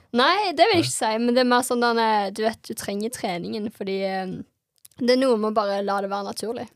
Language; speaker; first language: Norwegian; native; Norwegian